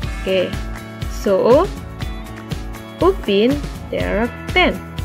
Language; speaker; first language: English; non-native, learner; Indonesian